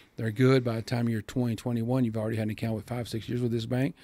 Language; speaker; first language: English; native; English